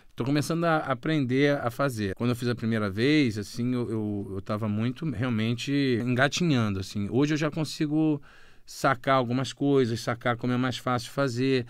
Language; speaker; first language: Portuguese; native; Portuguese